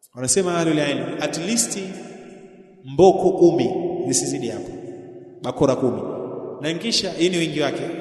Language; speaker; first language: Swahili; native; Swahili